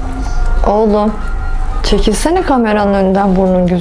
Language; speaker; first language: Turkish; native; Turkish